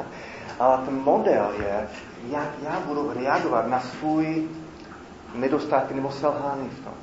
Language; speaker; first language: Czech; non-native, fluent; English